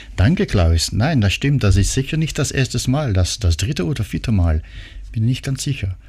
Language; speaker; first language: German; non-native, fluent; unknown